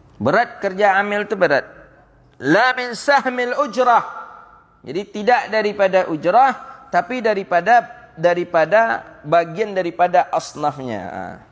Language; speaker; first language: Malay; non-native, local second language; Minangkabau